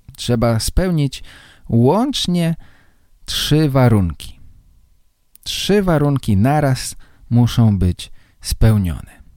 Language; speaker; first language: Polish; native; Polish